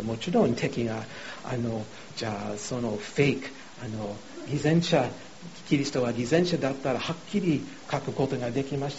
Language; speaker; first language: Japanese; non-native, fluent; English